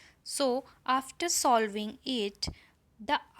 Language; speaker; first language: English; non-native, local second language; Hindi